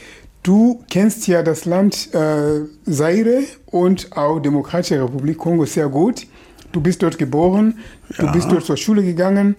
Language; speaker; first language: German; non-native, fluent; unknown